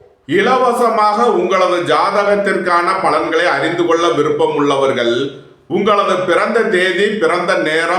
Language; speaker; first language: Tamil; native; Tamil